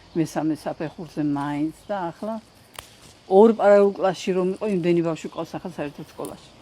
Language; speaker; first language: Georgian; native; Georgian